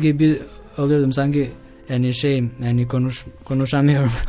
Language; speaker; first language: Turkish; non-native, learner; Albanian